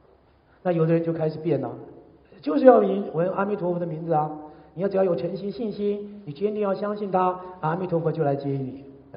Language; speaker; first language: Chinese; native; Chinese